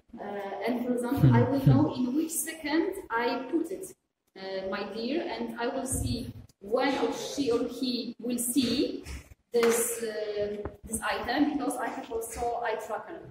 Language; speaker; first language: English; non-native, fluent; Polish